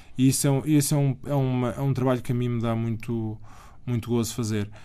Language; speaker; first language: Portuguese; native; Portuguese